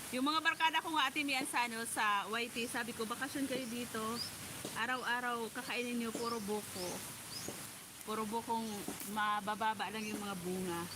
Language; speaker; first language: Filipino; non-native, local second language; Bikol